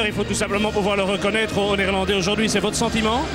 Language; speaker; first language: French; native; French